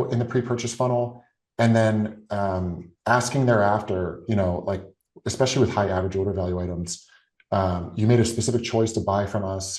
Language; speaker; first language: English; native; English